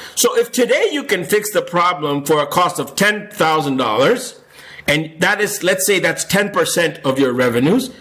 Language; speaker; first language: English; non-native, fluent; Spanish